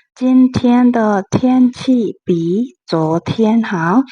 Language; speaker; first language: Chinese; non-native, fluent; Burmese